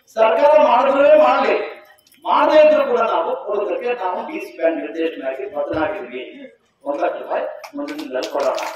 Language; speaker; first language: Kannada; native; Kannada